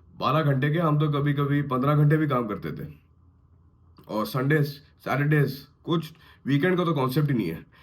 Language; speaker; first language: Urdu; native; Urdu